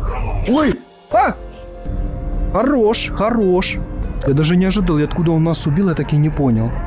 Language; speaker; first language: Russian; native; Russian